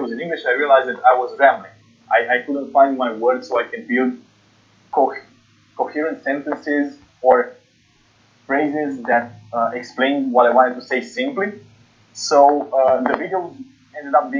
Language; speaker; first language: English; non-native, fluent; Romanian